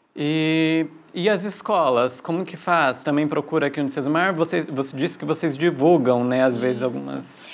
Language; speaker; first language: Portuguese; native; Portuguese